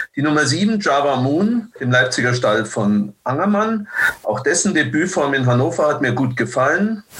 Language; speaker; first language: German; native; German